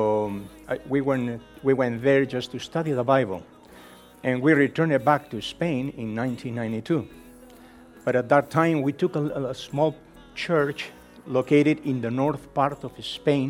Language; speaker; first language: English; non-native, fluent; Spanish